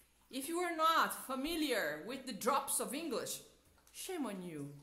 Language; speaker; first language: English; non-native, fluent; Portuguese